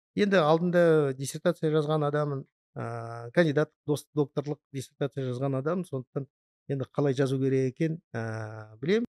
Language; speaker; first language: Kazakh; non-native, local second language; Russian